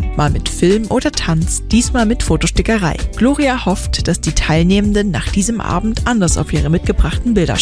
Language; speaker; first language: German; native; German